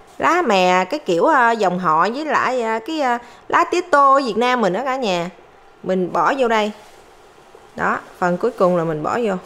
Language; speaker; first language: Vietnamese; native; Vietnamese